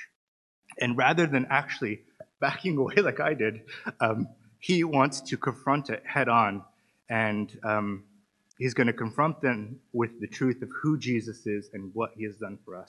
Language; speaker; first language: English; native; English